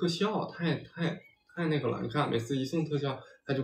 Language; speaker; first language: Chinese; native; Chinese